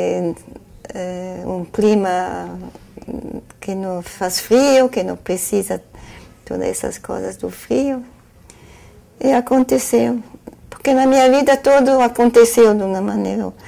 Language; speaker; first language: Portuguese; non-native, fluent; German